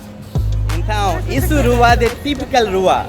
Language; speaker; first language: Portuguese; non-native, learner; Hindi